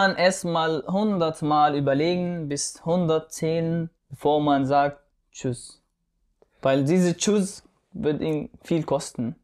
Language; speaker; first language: German; non-native, fluent; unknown